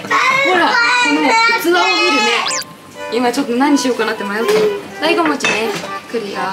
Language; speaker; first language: Japanese; native; Japanese